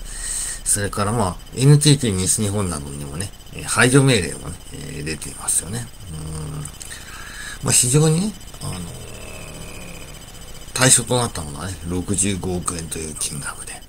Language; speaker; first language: Japanese; native; Japanese